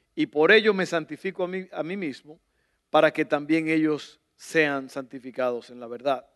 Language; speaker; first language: Spanish; native; Spanish